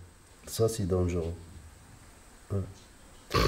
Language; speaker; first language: French; non-native, local second language; Arabic